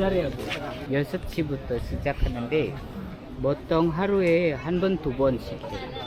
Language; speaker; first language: Korean; non-native, learner; Indonesian